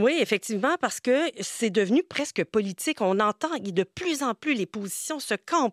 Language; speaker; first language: French; native; French